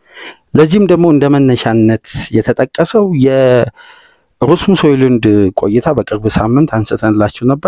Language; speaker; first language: Amharic; native; Amharic